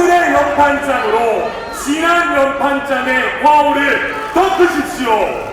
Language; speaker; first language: Korean; native; Korean